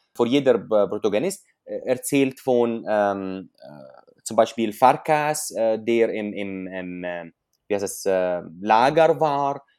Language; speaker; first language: German; non-native, fluent; Arabic